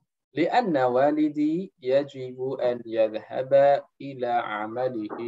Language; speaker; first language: Arabic; non-native, fluent; Indonesian